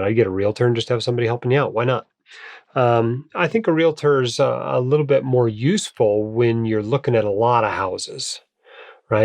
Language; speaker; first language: English; native; English